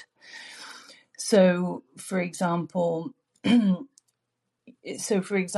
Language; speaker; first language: English; native; English